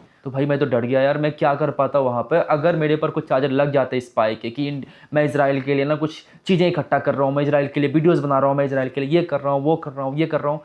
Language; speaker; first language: Hindi; native; Hindi